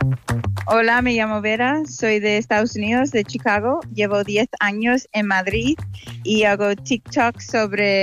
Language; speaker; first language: Spanish; non-native, fluent; English